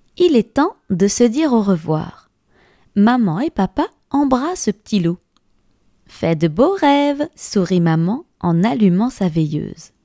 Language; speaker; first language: French; native; French